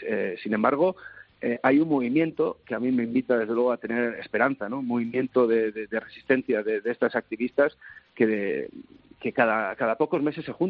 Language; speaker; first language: Spanish; native; Spanish